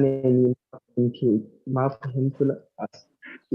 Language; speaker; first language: Arabic; non-native, learner; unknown